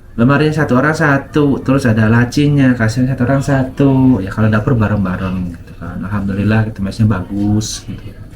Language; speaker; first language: Indonesian; non-native, local second language; Sundanese